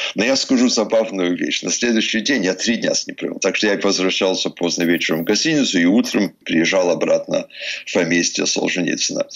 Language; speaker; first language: Russian; early bilingual, heritage; Russian